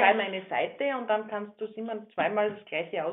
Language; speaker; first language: German; non-native, fluent; Greek